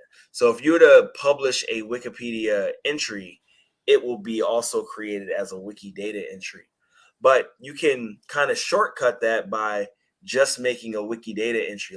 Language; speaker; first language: English; native; English